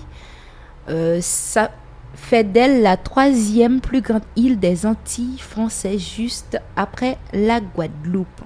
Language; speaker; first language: French; native; French